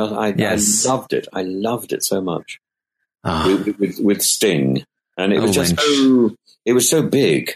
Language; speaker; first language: English; native; English